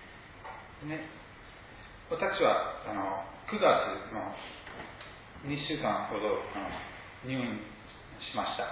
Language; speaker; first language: Japanese; non-native, fluent; English